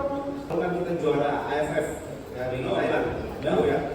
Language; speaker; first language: Indonesian; native; Indonesian